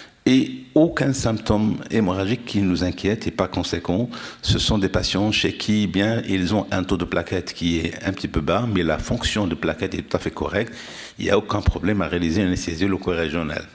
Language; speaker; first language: French; non-native, local second language; Arabic